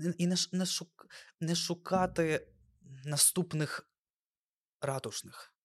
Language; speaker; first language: Ukrainian; non-native, local second language; Russian